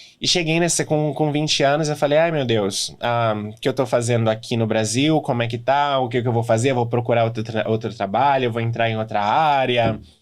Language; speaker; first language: Portuguese; native; Portuguese